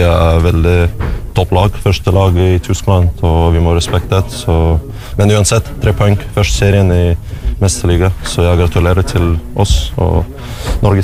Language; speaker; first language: Norwegian; non-native, learner; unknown